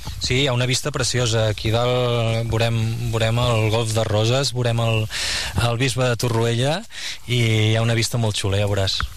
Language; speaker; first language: Catalan; native; Catalan